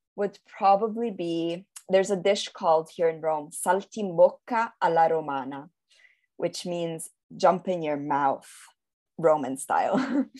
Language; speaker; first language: English; early bilingual, heritage; Italian